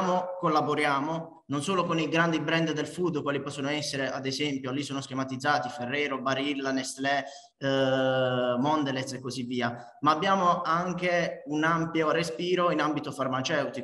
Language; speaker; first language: Italian; native; Italian